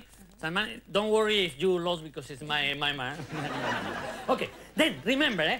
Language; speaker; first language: English; non-native, learner; Spanish